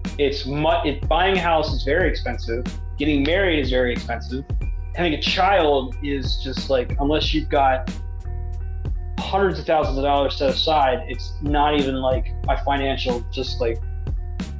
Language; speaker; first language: English; native; English